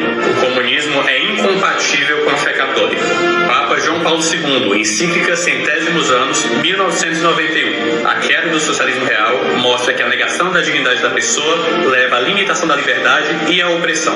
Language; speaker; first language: Portuguese; native; Portuguese